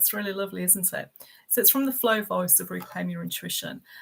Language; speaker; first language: English; native; English